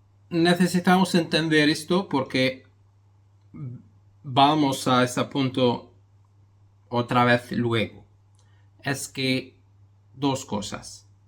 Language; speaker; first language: Spanish; non-native, fluent; Arabic